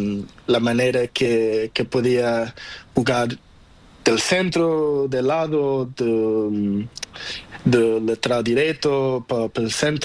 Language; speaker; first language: Spanish; non-native, learner; Portuguese